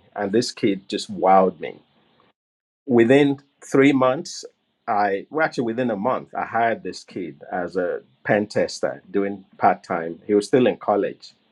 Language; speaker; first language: English; non-native, local second language; Yoruba